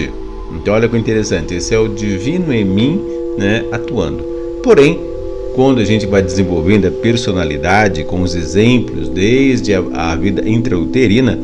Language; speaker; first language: Portuguese; native; Portuguese